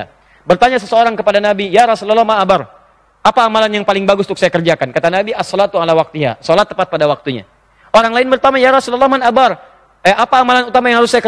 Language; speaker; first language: Indonesian; native; Indonesian